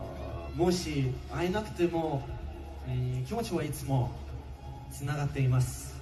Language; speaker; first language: Japanese; non-native, learner; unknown